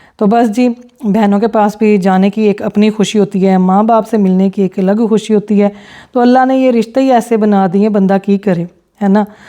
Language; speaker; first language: Urdu; non-native, local second language; Punjabi